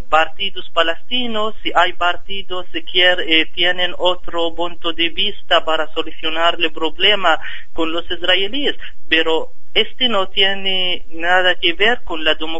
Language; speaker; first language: Spanish; non-native, fluent; Arabic